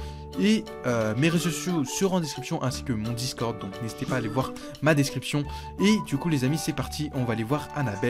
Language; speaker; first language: French; native; French